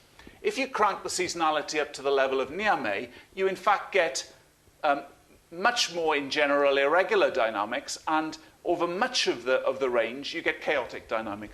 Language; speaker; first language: English; native; English